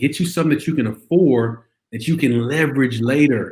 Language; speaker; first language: English; native; English